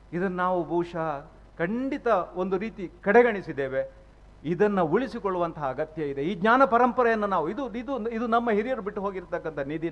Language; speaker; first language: Kannada; native; Kannada